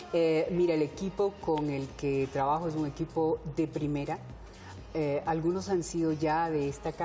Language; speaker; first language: Spanish; early bilingual, heritage; Spanish